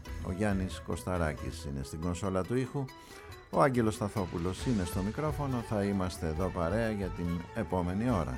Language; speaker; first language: Greek; native; Greek